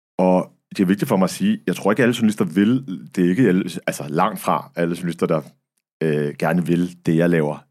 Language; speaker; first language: Danish; early bilingual, other home language; Arabic